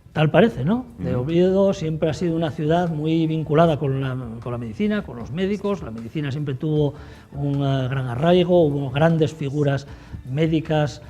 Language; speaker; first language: Spanish; native; Spanish